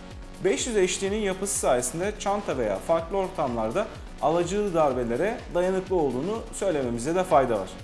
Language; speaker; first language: Turkish; native; Turkish